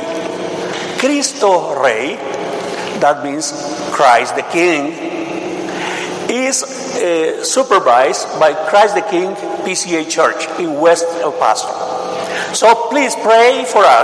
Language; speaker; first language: English; non-native, fluent; Spanish